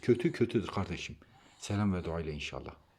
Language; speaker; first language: Turkish; native; Turkish